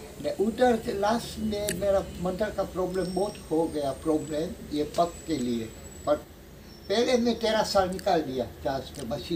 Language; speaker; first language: Hindi; early bilingual, heritage; Hindi